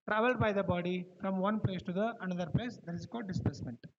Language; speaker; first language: English; non-native, local second language; Kannada